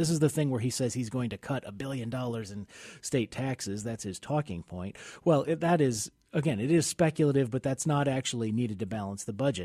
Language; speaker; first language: English; native; English